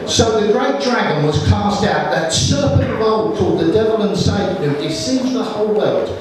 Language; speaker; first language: English; native; English